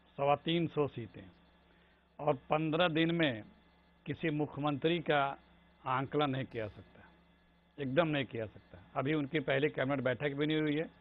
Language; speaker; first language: Hindi; native; Hindi